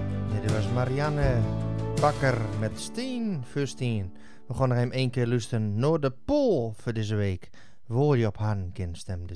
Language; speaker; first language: Dutch; native; Dutch